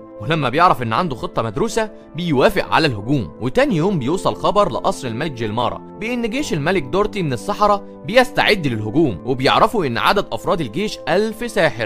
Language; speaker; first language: Arabic; native; Arabic